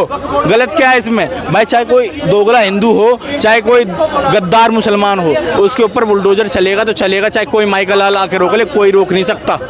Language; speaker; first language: Hindi; native; Hindi